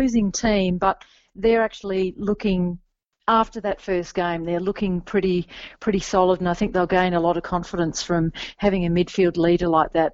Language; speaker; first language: English; native; English